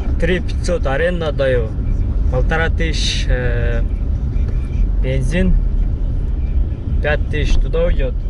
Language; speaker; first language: Russian; non-native, learner; Kyrgyz